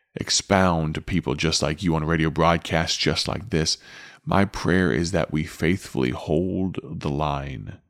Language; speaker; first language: English; native; English